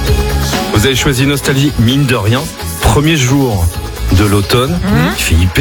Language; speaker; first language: French; native; French